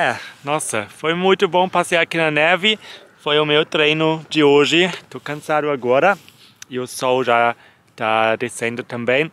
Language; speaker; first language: Portuguese; non-native, fluent; German